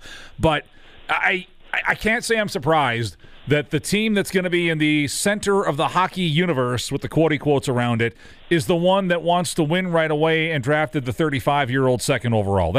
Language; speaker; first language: English; native; English